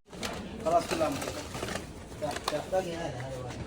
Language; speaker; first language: Arabic; native; Arabic